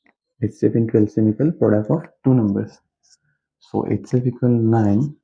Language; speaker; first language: English; non-native, local second language; Hindi